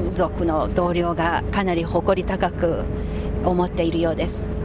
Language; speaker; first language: Japanese; non-native, fluent; Chinese